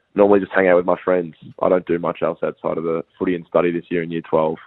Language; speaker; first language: English; native; English